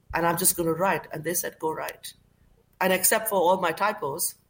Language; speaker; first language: English; non-native, local second language; Urdu